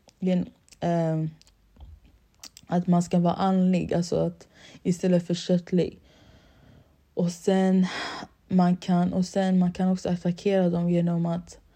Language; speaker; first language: Swedish; early bilingual, other home language; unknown